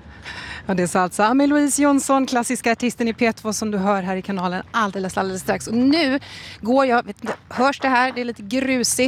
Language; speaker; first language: Swedish; native; Swedish